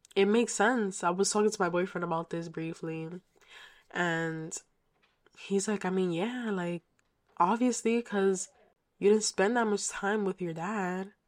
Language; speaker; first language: English; native; English